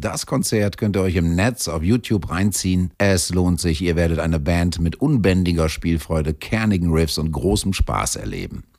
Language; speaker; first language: German; native; German